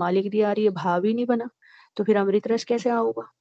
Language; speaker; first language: Hindi; non-native, local second language; Punjabi